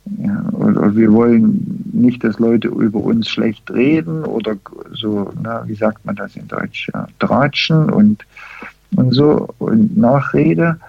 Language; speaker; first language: German; early bilingual, heritage; German